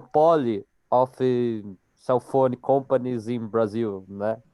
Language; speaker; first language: English; non-native, learner; Portuguese